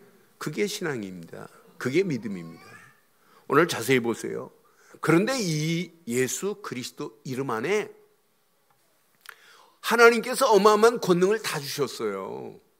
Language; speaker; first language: Korean; native; Korean